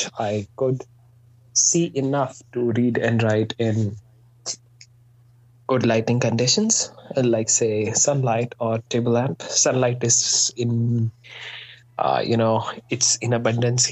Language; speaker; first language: English; non-native, local second language; Hindi